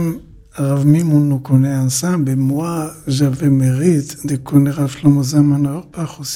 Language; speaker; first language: French; non-native, learner; Hebrew